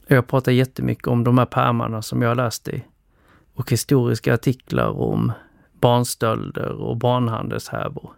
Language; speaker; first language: Swedish; early bilingual, other home language; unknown